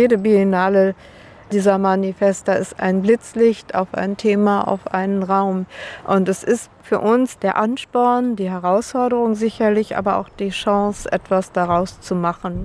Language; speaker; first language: German; native; German